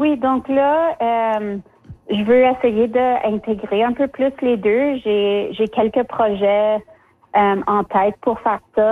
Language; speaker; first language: French; early bilingual, other home language; Spanish